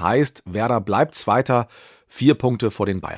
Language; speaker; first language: German; native; German